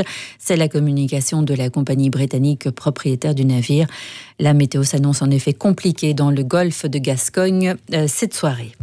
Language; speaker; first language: French; native; French